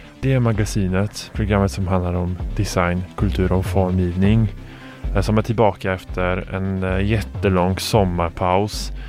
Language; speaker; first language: Swedish; non-native, fluent; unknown